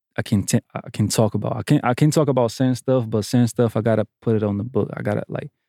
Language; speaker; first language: English; non-native, fluent; Portuguese